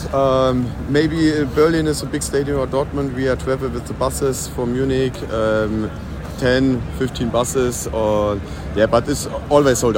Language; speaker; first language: English; non-native, learner; German